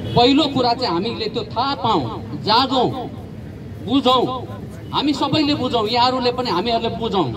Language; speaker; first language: Nepali; non-native, local second language; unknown